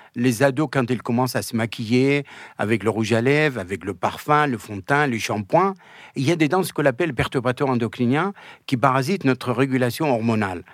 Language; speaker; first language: French; non-native, fluent; Arabic